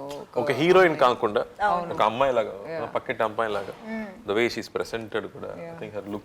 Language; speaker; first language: Telugu; non-native, fluent; Tamil